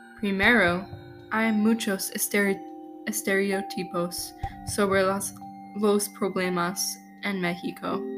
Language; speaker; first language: Spanish; non-native, learner; English